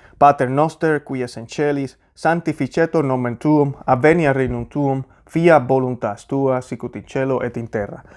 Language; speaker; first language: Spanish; native; Spanish